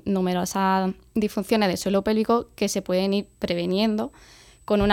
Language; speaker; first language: Spanish; native; Spanish